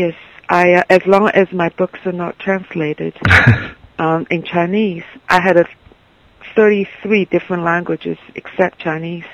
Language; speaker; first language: English; non-native, fluent; Chinese